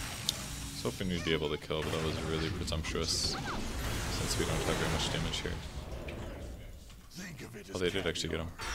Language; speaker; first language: English; native; English